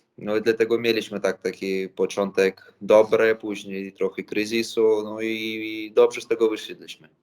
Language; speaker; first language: Polish; non-native, fluent; Latvian